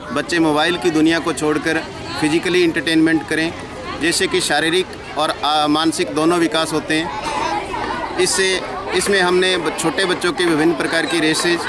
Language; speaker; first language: Hindi; native; Hindi